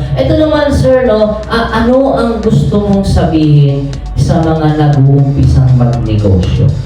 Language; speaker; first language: Filipino; native; Filipino